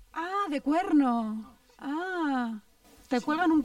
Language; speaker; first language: Spanish; native; Spanish